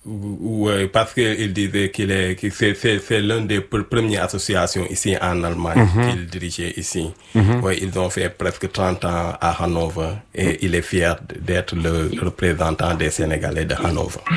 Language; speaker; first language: French; non-native, local second language; Wolof